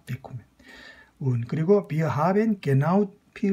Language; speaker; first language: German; non-native, fluent; Korean